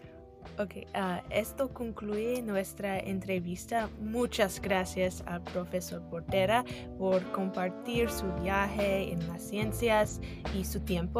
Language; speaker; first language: Spanish; non-native, fluent; English